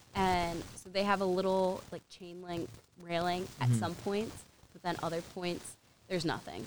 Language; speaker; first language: English; native; English